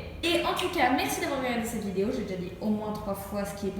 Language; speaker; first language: French; native; French